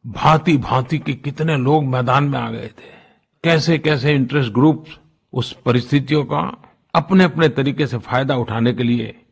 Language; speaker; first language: Hindi; non-native, local second language; Gujarati